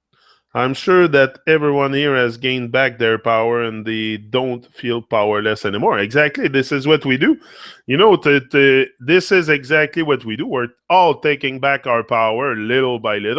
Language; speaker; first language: English; non-native, fluent; French